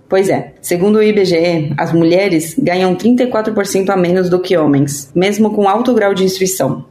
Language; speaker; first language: Portuguese; non-native, fluent; Spanish